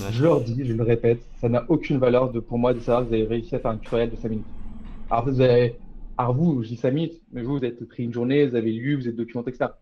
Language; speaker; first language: French; native; French